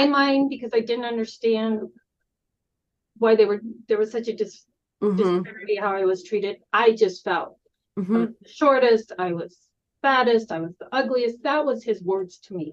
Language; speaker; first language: English; native; English